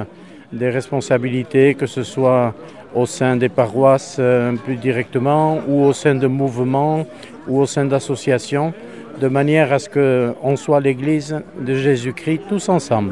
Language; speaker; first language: French; native; French